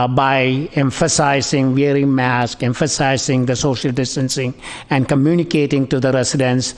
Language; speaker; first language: English; non-native, local second language; Tamil